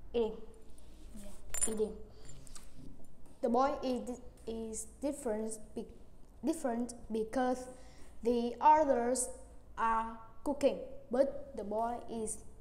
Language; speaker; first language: English; non-native, learner; Vietnamese